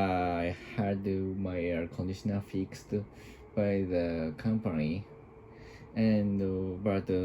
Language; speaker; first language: English; non-native, learner; Japanese